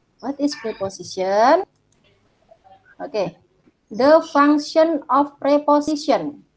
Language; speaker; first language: English; non-native, fluent; Indonesian